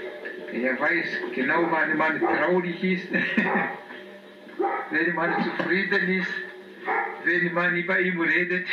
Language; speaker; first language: German; non-native, learner; Kinyarwanda